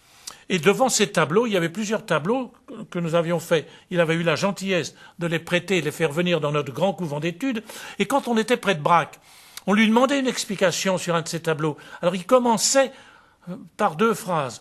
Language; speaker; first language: French; native; French